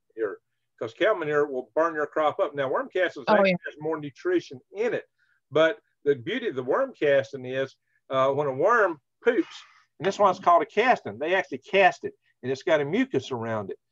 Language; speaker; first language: English; native; English